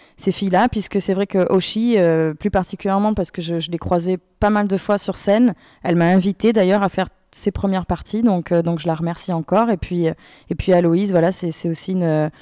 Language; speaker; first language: French; native; French